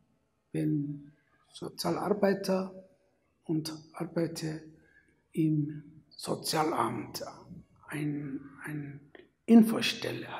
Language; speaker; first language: German; non-native, fluent; Somali